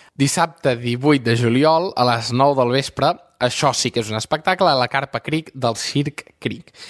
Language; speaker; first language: Catalan; native; Catalan